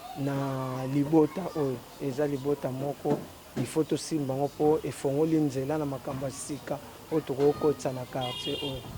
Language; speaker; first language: Lingala; non-native, local second language; Kongo